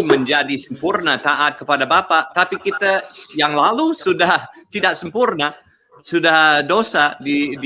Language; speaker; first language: Indonesian; non-native, learner; English